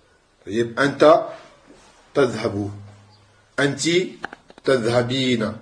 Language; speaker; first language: Arabic; non-native, fluent; French